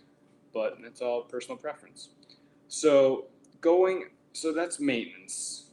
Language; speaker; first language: English; native; English